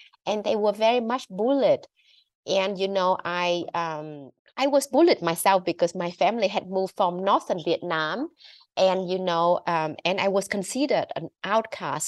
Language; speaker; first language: English; non-native, fluent; Vietnamese